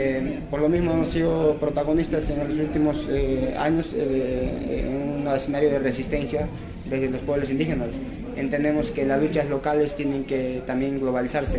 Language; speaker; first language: Spanish; native; Spanish